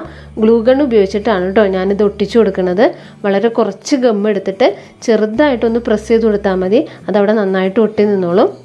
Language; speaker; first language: Malayalam; native; Malayalam